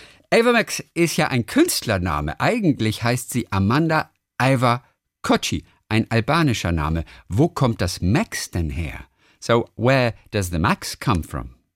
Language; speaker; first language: German; native; German